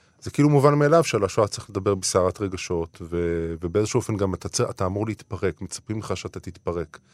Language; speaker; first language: Hebrew; native; Hebrew